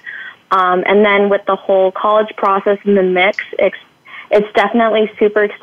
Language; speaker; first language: English; native; English